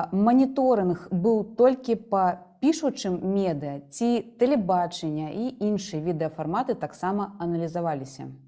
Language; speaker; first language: Belarusian; native; Belarusian